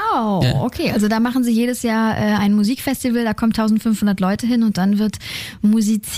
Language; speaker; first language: German; native; German